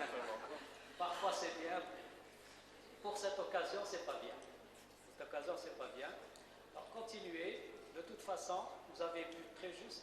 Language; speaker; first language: French; non-native, local second language; Arabic